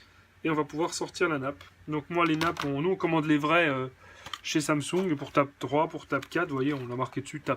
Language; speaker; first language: French; native; French